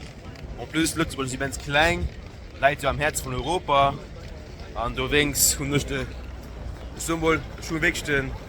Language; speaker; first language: German; non-native, local second language; Luxembourgish